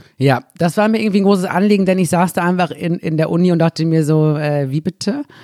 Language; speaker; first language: German; native; German